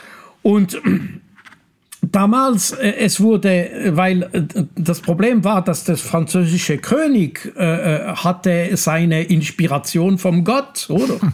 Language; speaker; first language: German; non-native, local second language; French